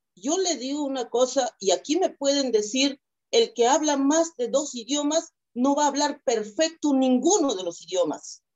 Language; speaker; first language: Spanish; non-native, local second language; Quechua